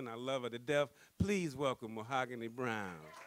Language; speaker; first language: English; native; English